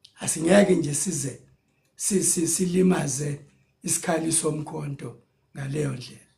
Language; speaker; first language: Zulu; native; Zulu